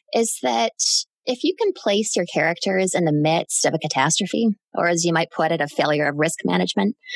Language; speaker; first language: English; native; English